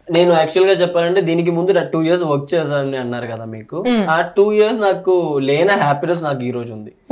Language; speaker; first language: Telugu; non-native, local second language; Malayalam